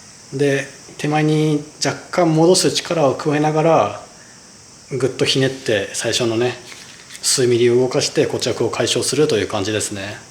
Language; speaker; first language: Japanese; native; Japanese